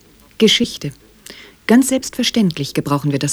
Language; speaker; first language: German; native; German